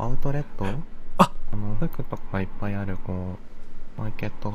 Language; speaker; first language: Japanese; native; Japanese